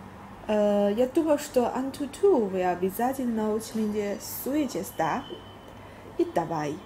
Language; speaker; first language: Russian; non-native, learner; Chinese